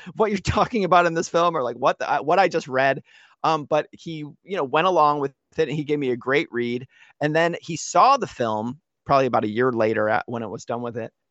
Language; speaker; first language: English; native; English